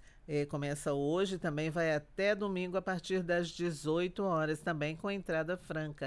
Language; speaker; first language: Portuguese; native; Portuguese